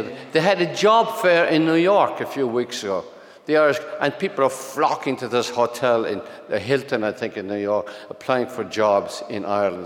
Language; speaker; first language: English; native; English